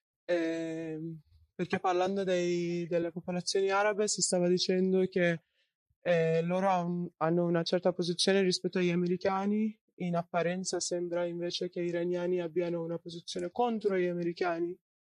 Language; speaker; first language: Italian; non-native, fluent; Persian